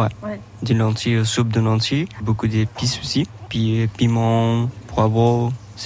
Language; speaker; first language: French; non-native, learner; Bangla